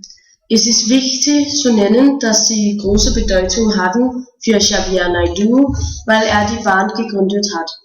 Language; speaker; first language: German; non-native, learner; Danish